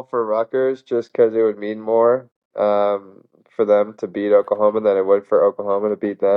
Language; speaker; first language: English; native; English